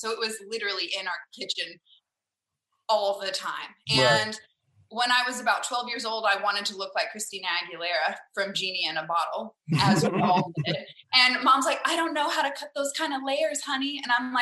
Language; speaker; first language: English; native; English